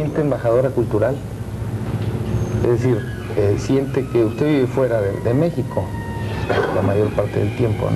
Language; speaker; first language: Spanish; native; Spanish